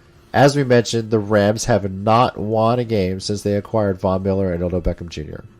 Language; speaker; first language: English; native; English